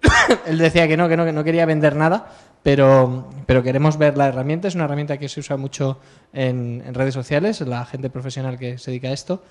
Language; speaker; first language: Spanish; native; Spanish